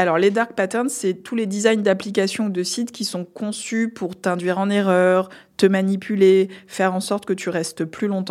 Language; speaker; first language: French; native; French